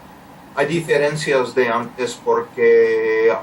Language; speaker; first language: Spanish; non-native, learner; English